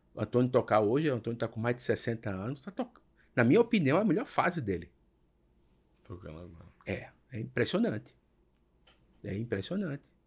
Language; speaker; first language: Portuguese; native; Portuguese